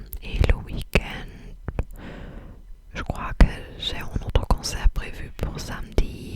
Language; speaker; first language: French; non-native, fluent; English